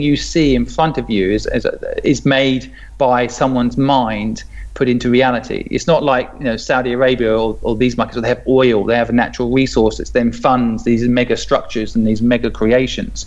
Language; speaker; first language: English; native; English